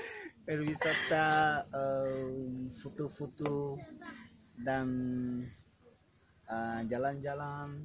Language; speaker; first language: Indonesian; non-native, learner; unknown